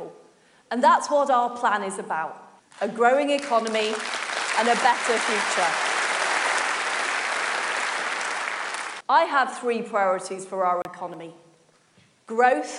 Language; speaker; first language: English; native; English